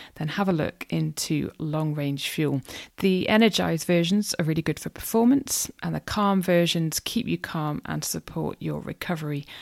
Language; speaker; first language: English; native; English